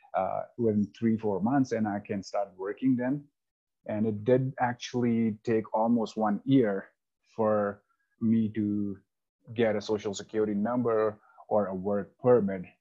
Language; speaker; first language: English; non-native, local second language; Hindi